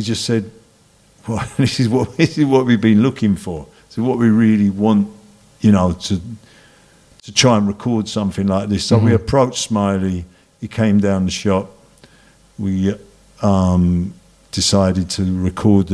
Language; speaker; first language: English; native; English